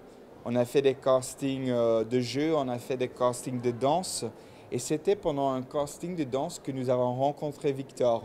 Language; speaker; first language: French; non-native, local second language; Dutch